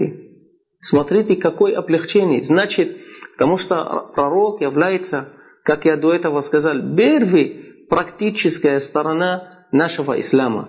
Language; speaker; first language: Russian; non-native, fluent; Arabic